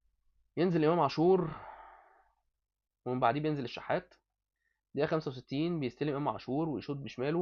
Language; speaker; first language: Arabic; native; Arabic